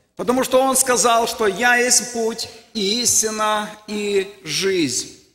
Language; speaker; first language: Russian; native; Russian